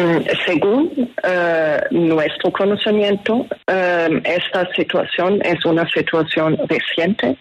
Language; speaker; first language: Spanish; non-native, fluent; German